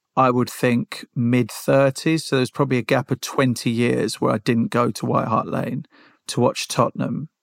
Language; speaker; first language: English; native; English